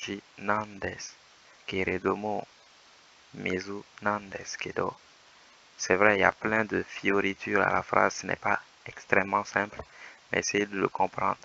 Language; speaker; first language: French; native; French